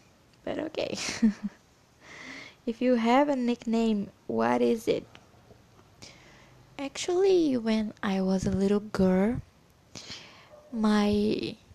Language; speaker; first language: English; non-native, learner; Portuguese